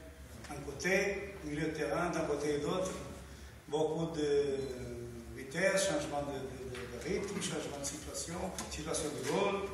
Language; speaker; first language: French; non-native, learner; Portuguese